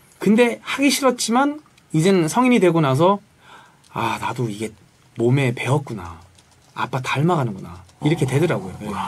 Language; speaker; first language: Korean; early bilingual, heritage; Korean